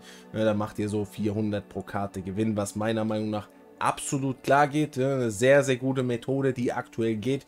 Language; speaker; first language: German; native; German